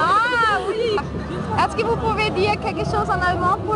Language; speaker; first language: French; non-native, learner; English